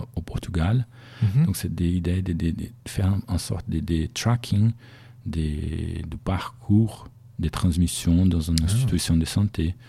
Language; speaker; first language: French; non-native, fluent; Portuguese